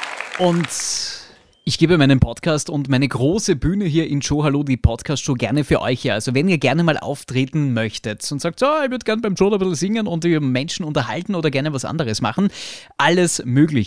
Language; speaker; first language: German; native; German